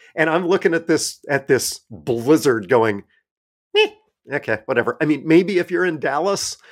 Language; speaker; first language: English; native; English